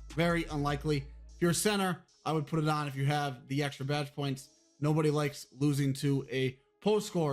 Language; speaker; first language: English; native; English